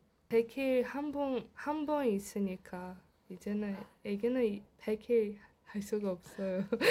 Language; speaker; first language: Korean; non-native, learner; Portuguese